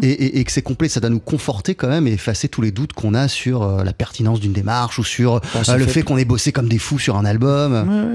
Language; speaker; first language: French; native; French